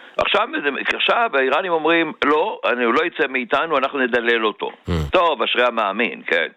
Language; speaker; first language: Hebrew; native; Hebrew